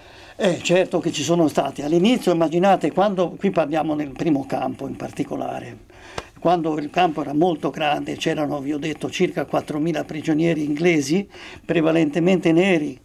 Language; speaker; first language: Italian; native; Italian